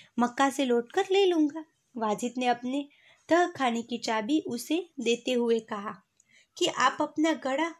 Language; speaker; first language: Hindi; non-native, local second language; Gujarati